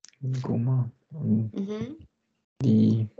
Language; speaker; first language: German; non-native, learner; Czech